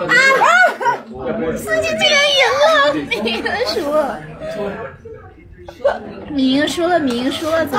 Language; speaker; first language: Chinese; native; Chinese